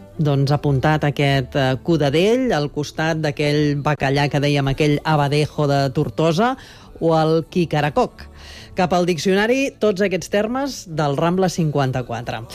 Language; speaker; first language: Catalan; native; Catalan